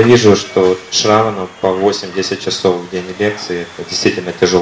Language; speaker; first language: Russian; native; Russian